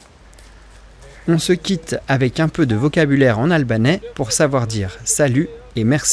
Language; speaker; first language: French; native; French